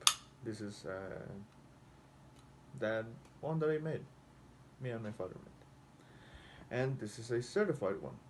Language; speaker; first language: English; non-native, fluent; Spanish